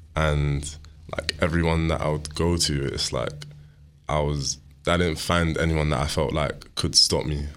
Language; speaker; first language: English; native; English